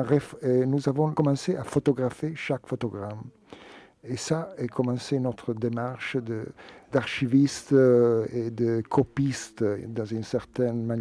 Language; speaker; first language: French; non-native, fluent; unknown